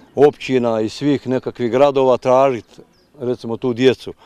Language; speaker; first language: Croatian; native; Croatian